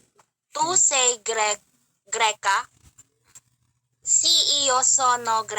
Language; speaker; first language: Italian; non-native, learner; Filipino